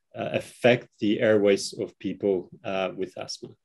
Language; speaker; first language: English; non-native, fluent; Albanian